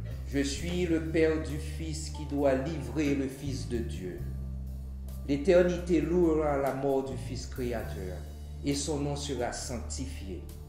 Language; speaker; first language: French; native; French